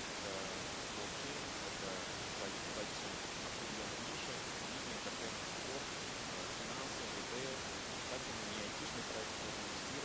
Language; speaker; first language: Russian; native; Russian